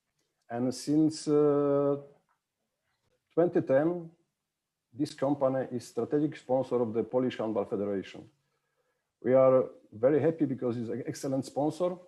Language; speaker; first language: English; non-native, fluent; Polish